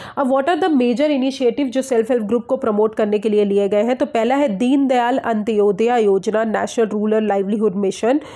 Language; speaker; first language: Hindi; native; Hindi